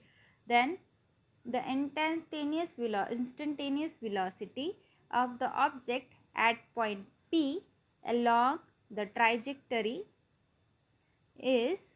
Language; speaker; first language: English; non-native, local second language; Marathi